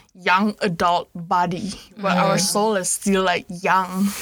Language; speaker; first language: English; non-native, fluent; Indonesian